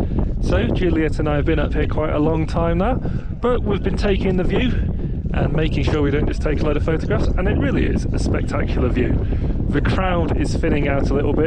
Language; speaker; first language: English; native; English